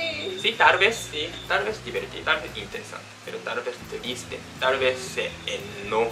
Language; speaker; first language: Spanish; non-native, learner; Japanese